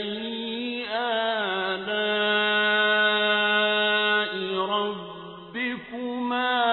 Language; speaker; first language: Arabic; native; Arabic